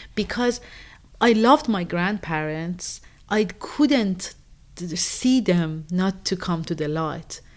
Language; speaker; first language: English; non-native, fluent; Persian